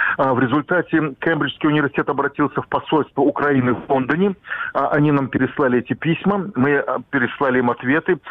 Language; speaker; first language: Russian; native; Russian